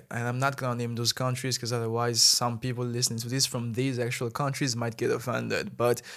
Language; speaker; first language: English; non-native, fluent; Malagasy